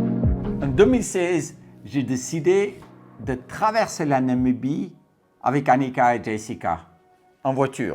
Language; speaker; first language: French; non-native, fluent; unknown